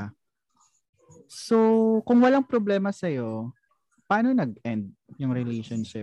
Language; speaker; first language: Filipino; non-native, local second language; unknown